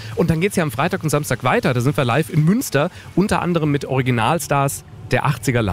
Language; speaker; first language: German; native; German